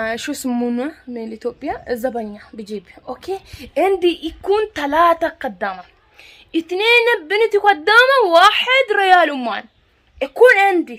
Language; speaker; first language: Arabic; non-native, learner; Amharic